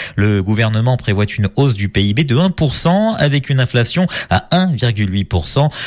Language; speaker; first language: French; native; French